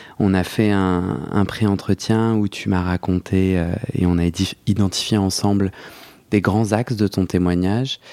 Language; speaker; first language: French; native; French